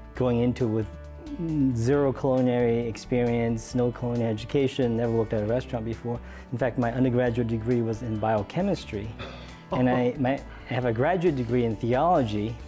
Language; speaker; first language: English; native; English